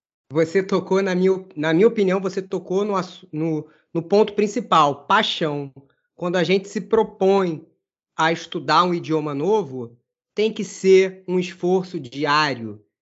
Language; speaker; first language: Portuguese; native; Portuguese